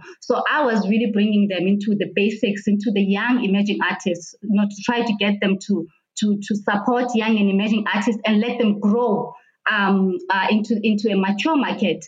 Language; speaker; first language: English; non-native, local second language; Xhosa